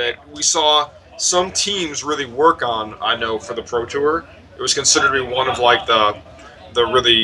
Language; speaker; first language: English; native; English